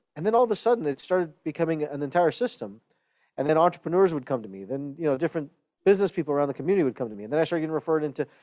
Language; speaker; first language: English; early bilingual, other home language; Hindi